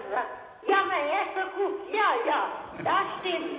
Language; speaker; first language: German; non-native, local second language; Hungarian